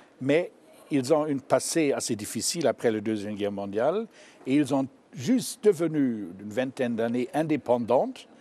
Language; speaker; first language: French; non-native, fluent; German